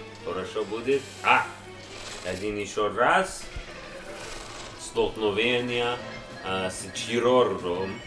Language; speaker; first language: Russian; non-native, learner; English